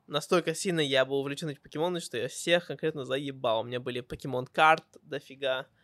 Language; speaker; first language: Russian; early bilingual, heritage; Russian